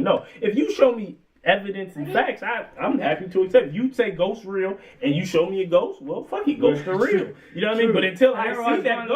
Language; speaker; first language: English; native; English